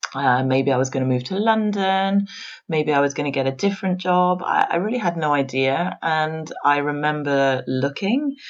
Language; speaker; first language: English; native; English